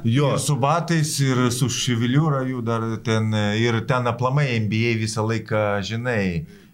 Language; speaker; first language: Lithuanian; non-native, local second language; Polish